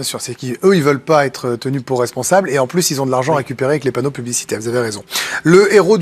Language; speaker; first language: French; native; French